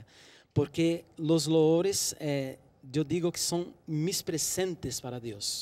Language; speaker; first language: Spanish; non-native, fluent; Portuguese